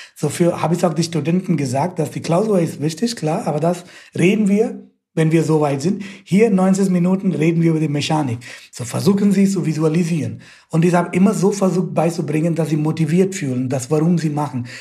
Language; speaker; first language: German; non-native, fluent; Hindi